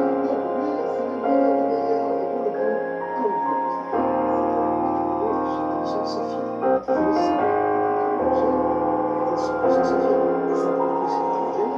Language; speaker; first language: French; native; French